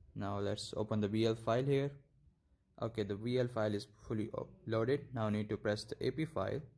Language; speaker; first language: English; non-native, local second language; Urdu